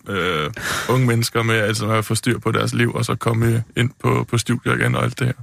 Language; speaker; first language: Danish; native; Danish